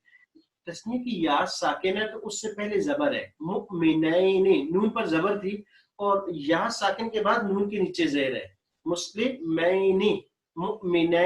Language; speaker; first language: Urdu; native; Urdu